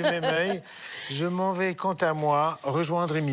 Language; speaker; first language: French; native; French